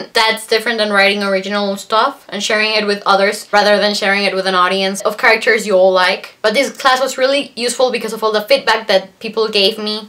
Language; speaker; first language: English; non-native, fluent; Spanish